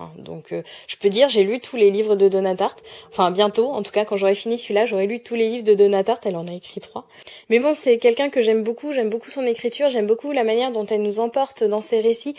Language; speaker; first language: French; native; French